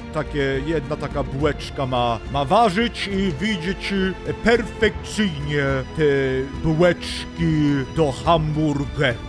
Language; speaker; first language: Polish; non-native, learner; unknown